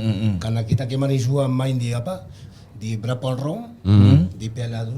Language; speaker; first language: Indonesian; non-native, learner; Spanish